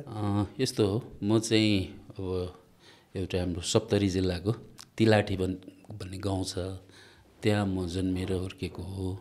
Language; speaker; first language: Nepali; non-native, local second language; Maithili